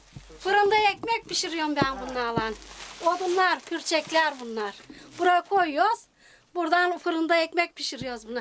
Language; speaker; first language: Turkish; native; Turkish